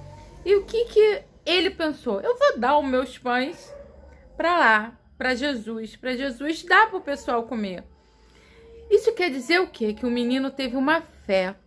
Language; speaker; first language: Portuguese; native; Portuguese